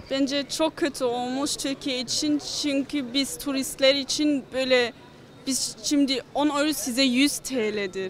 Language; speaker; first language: Turkish; early bilingual, other home language; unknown